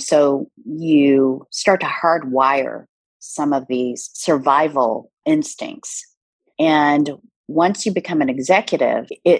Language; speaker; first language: English; early bilingual, other home language; Korean